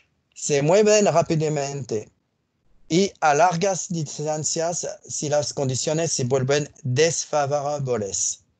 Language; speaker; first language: Spanish; non-native, learner; French